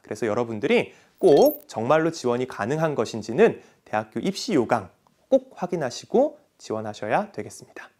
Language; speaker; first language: Korean; native; Korean